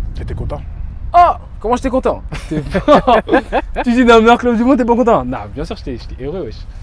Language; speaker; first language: French; native; French